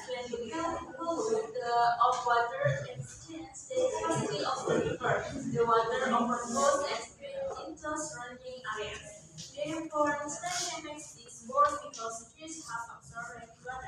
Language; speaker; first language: English; non-native, learner; Indonesian